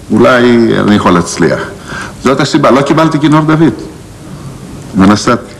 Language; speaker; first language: Hebrew; non-native, fluent; Greek